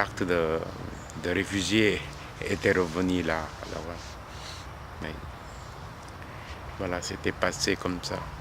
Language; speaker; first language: French; non-native, learner; Korean